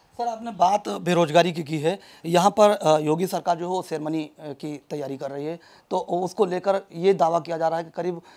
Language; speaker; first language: Hindi; native; Hindi